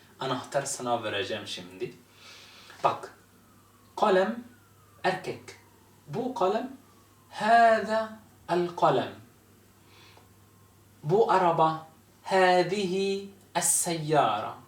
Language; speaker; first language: Turkish; non-native, fluent; Arabic